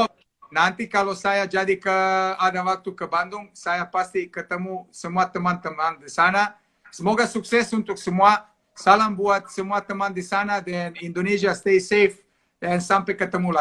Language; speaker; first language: Indonesian; non-native, fluent; Serbian